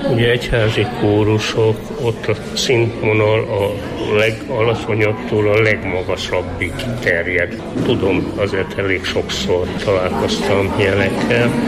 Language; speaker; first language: Hungarian; native; Hungarian